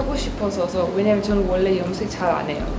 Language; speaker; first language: Korean; non-native, fluent; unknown